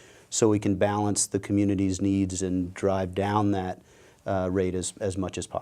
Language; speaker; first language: English; native; English